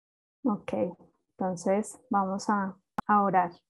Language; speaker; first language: Spanish; native; Spanish